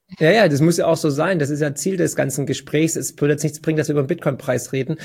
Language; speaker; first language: German; native; German